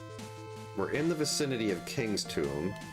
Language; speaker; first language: English; native; English